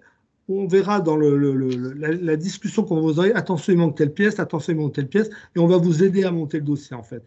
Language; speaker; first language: French; native; French